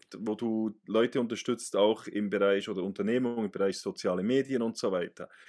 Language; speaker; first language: German; native; German